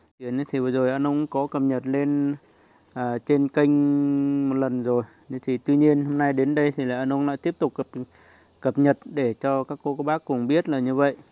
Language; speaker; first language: Vietnamese; non-native, local second language; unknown